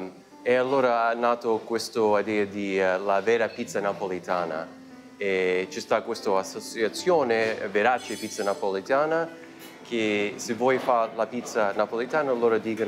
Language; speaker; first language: Italian; early bilingual, heritage; Italian